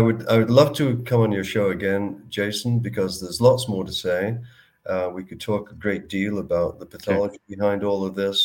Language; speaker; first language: English; native; English